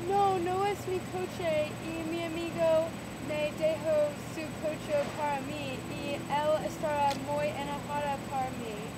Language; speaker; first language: Spanish; non-native, learner; English